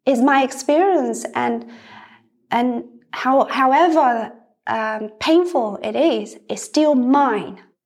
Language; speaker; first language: English; non-native, fluent; Vietnamese